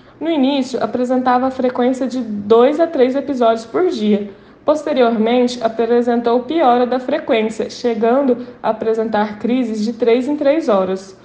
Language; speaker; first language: Portuguese; native; Portuguese